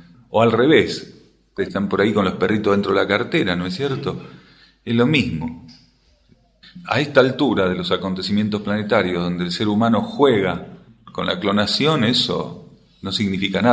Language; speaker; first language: Spanish; native; Spanish